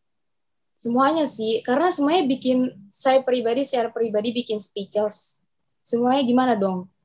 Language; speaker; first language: Indonesian; native; Indonesian